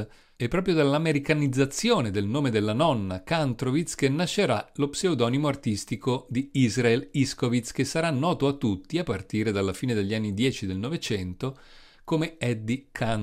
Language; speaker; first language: Italian; native; Italian